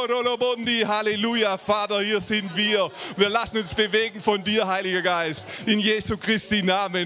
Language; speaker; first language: German; native; German